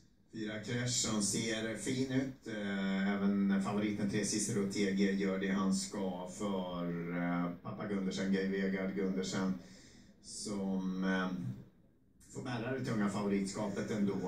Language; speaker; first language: Swedish; native; Swedish